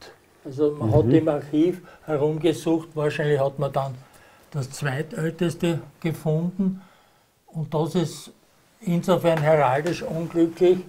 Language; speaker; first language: German; native; German